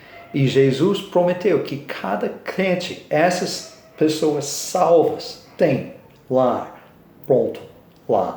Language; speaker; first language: Portuguese; non-native, learner; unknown